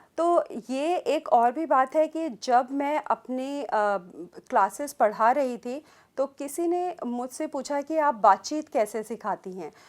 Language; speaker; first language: Hindi; native; Hindi